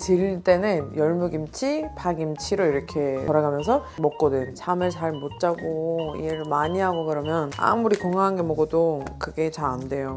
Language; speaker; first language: Korean; non-native, fluent; Georgian